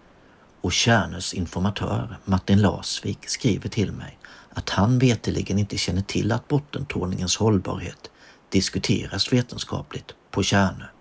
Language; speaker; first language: Swedish; native; Swedish